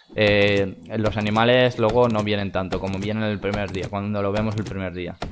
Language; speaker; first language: Spanish; non-native, fluent; Russian